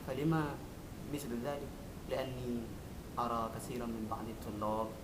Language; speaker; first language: Arabic; non-native, learner; Indonesian